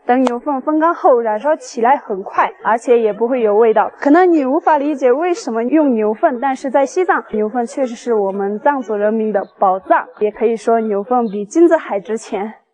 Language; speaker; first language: Chinese; non-native, local second language; Tibetan